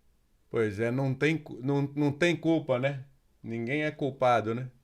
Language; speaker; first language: Portuguese; native; Portuguese